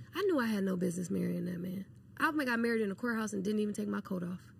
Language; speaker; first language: English; native; English